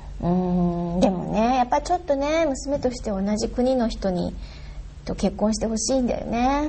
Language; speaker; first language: Japanese; native; Japanese